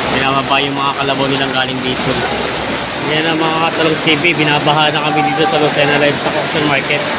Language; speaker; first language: Filipino; native; Filipino